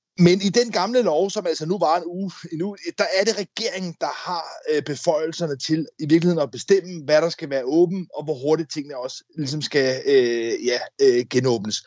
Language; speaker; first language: Danish; native; Danish